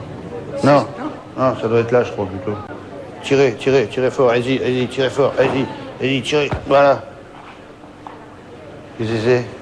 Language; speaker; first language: French; native; French